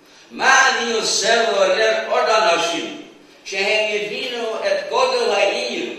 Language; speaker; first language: Hebrew; non-native, fluent; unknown